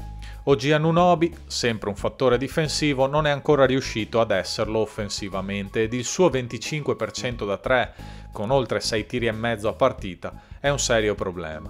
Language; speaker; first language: Italian; native; Italian